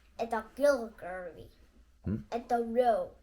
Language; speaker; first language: English; non-native, learner; Korean